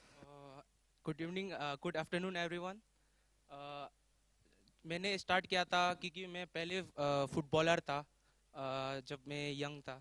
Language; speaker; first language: Hindi; non-native, local second language; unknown